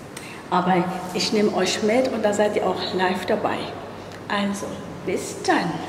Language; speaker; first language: German; non-native, fluent; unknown